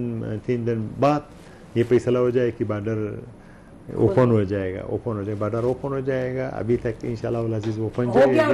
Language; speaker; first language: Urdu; non-native, learner; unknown